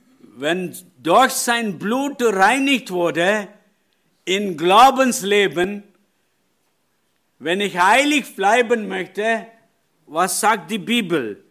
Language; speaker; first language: German; non-native, learner; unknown